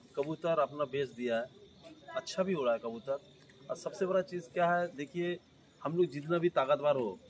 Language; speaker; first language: Hindi; non-native, local second language; Bangla